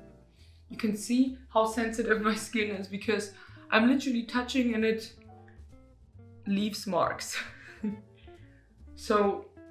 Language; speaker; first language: English; non-native, fluent; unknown